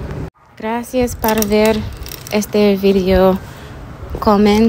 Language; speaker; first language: Spanish; non-native, learner; English